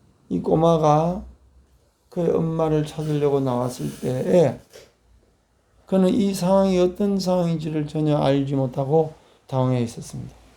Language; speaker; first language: Korean; native; Korean